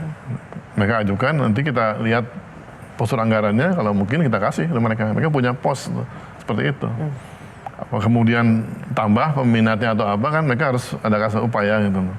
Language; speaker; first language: Indonesian; native; Indonesian